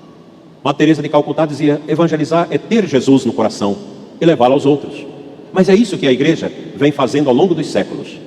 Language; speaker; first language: Portuguese; native; Portuguese